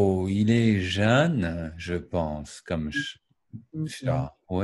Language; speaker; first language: French; non-native, learner; English